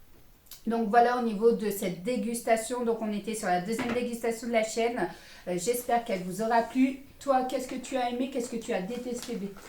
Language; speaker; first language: French; native; French